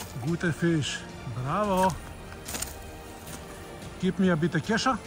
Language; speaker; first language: German; non-native, learner; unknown